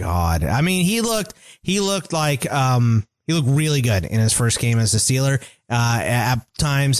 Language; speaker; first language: English; native; English